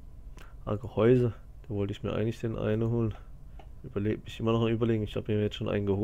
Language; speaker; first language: German; native; German